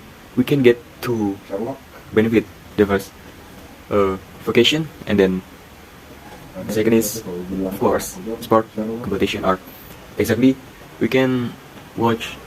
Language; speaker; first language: English; non-native, learner; Indonesian